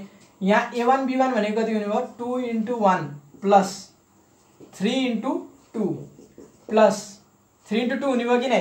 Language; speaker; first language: Nepali; native; Nepali